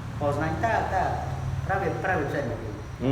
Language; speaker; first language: Polish; non-native, learner; Khmer